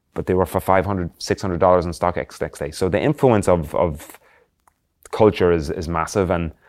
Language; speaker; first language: English; native; English